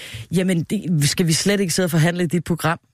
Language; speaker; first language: Danish; native; Danish